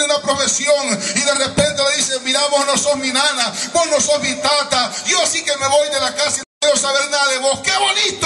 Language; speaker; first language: Spanish; native; Spanish